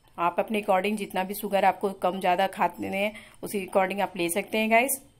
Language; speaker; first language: Hindi; native; Hindi